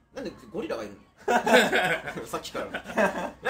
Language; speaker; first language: Japanese; native; Japanese